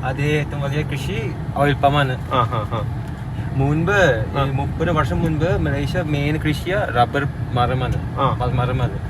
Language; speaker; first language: Malayalam; non-native, learner; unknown